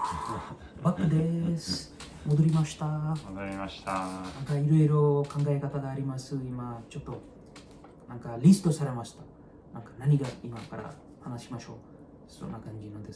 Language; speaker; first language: Japanese; non-native, learner; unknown